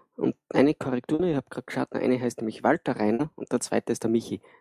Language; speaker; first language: German; native; German